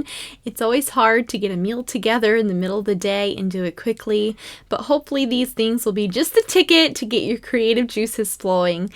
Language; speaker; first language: English; native; English